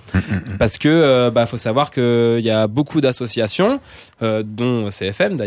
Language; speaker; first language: French; native; French